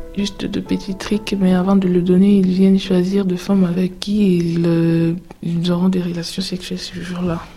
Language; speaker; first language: French; non-native, local second language; Lingala